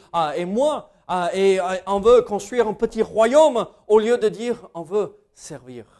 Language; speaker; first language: French; non-native, fluent; English